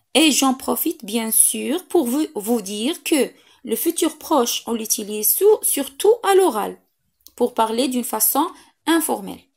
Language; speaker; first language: French; non-native, local second language; Arabic